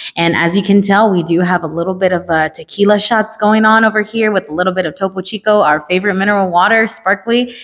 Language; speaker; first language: English; early bilingual, other home language; Spanish